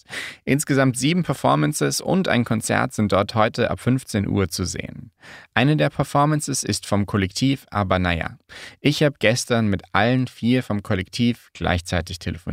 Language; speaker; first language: German; native; German